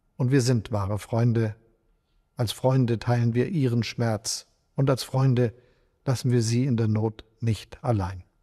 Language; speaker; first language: German; native; German